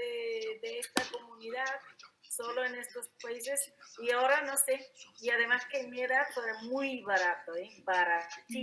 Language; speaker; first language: Spanish; non-native, fluent; Bulgarian